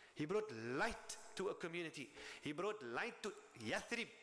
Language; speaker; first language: English; native; English